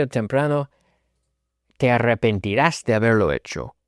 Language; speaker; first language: Spanish; non-native, fluent; English